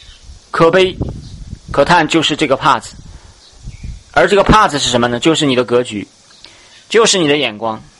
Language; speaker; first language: Chinese; native; Chinese